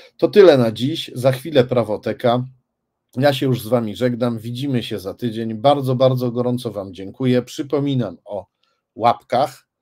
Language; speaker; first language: Polish; native; Polish